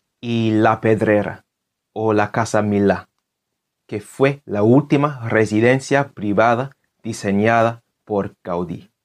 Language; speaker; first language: Spanish; non-native, fluent; English